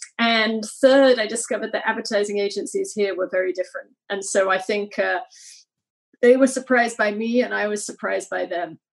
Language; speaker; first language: English; native; English